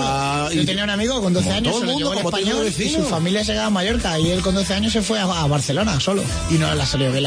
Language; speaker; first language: Spanish; native; Spanish